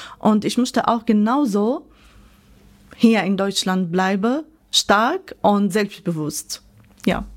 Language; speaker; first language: German; non-native, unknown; Arabic